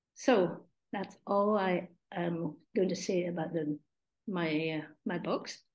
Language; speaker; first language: English; non-native, local second language; Min Nan Chinese